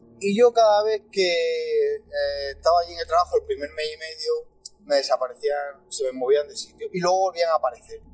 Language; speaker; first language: Spanish; native; Spanish